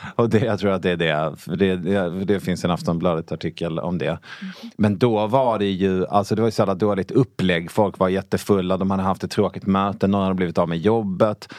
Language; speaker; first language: Swedish; native; Swedish